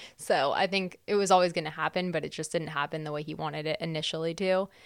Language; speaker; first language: English; native; English